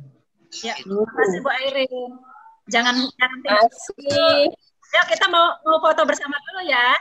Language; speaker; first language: Indonesian; native; Indonesian